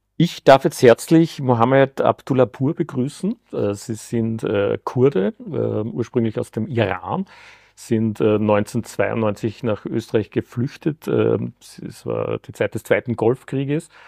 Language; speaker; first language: German; native; German